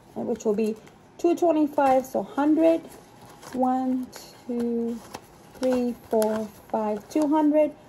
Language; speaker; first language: English; non-native, local second language; Urdu